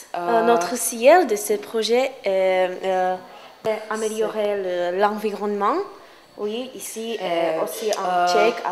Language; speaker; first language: French; non-native, learner; Czech